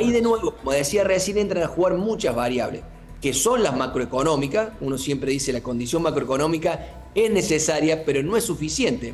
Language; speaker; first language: Spanish; native; Spanish